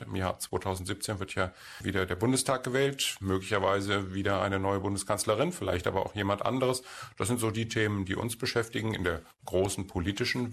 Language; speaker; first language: German; native; German